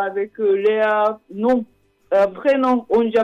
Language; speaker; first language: French; non-native, fluent; Japanese